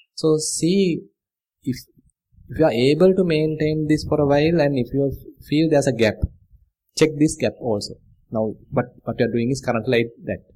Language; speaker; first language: English; non-native, local second language; Sinhala